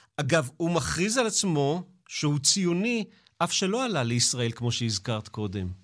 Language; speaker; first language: Hebrew; native; Hebrew